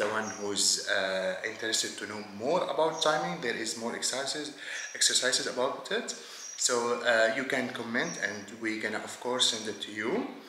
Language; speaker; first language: English; non-native, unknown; Arabic